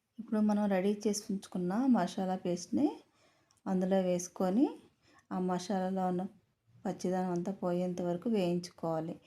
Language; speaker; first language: Telugu; native; Telugu